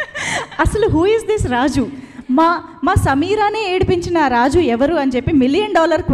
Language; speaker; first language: Telugu; native; Telugu